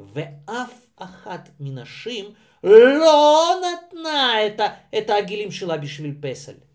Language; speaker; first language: Hebrew; non-native, fluent; Russian